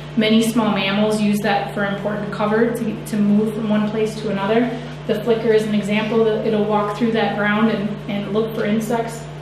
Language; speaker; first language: English; native; English